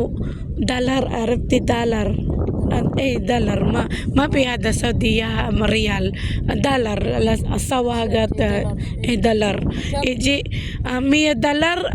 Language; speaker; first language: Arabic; non-native, learner; Filipino